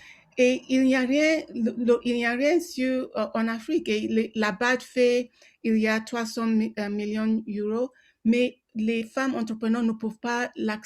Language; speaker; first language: French; non-native, local second language; Yoruba